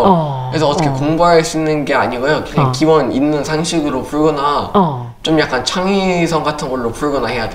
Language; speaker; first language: Korean; early bilingual, other home language; English